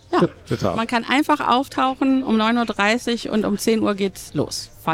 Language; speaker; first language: German; native; German